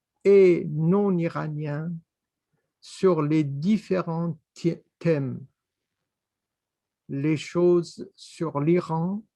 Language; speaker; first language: French; non-native, fluent; Persian